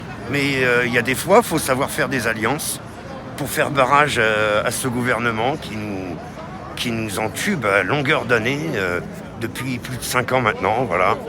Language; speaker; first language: French; native; French